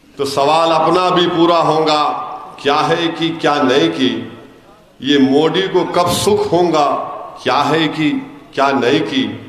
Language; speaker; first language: Urdu; native; Urdu